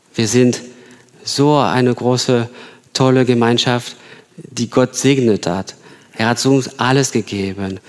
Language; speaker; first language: German; non-native, fluent; French